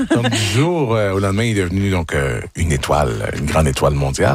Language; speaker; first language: French; native; French